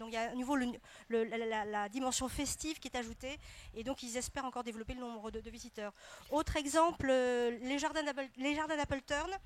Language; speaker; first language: French; native; French